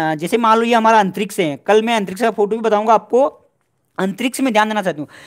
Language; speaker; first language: Hindi; native; Hindi